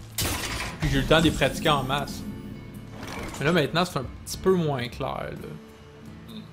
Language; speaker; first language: French; native; French